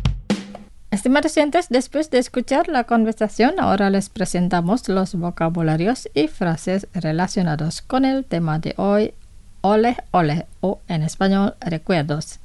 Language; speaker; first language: Spanish; non-native, fluent; Indonesian